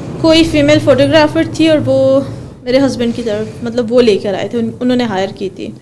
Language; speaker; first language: Urdu; early bilingual, heritage; Urdu